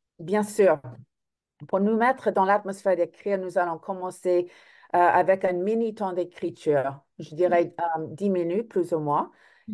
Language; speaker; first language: French; non-native, fluent; English